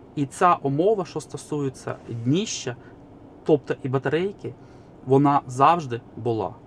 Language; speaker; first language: Ukrainian; non-native, local second language; Russian